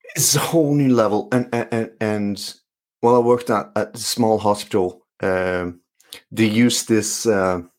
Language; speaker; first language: English; non-native, fluent; Norwegian